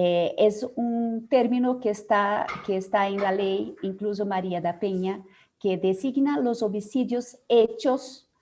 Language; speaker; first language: Spanish; non-native, fluent; Portuguese